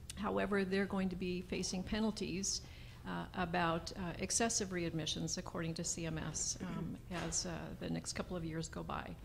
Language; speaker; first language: English; native; English